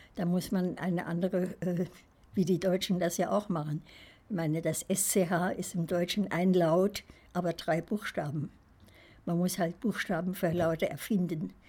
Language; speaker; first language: German; native; German